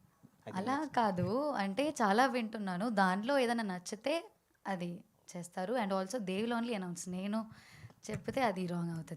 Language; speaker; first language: Telugu; non-native, learner; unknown